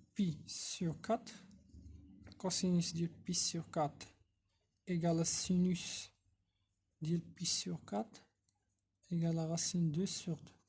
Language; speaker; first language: French; non-native, local second language; Arabic